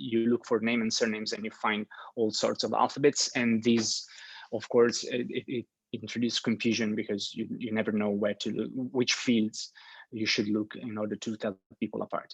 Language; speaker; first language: English; non-native, fluent; Italian